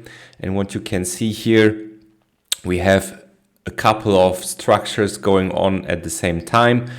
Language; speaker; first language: English; non-native, fluent; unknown